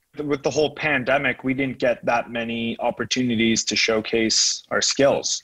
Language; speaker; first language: English; native; English